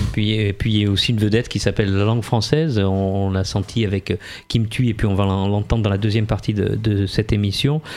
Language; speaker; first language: French; native; French